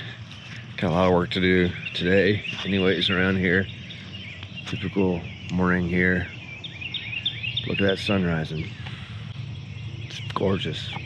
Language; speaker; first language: English; native; English